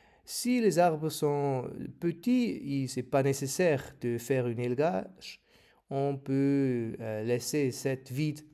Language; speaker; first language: French; non-native, learner; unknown